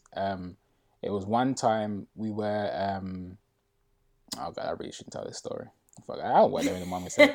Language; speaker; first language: English; native; English